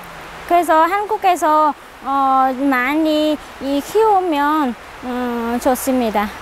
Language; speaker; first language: Korean; non-native, learner; Vietnamese